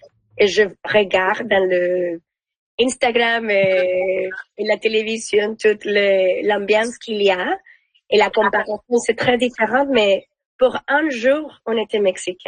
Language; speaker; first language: French; non-native, learner; Spanish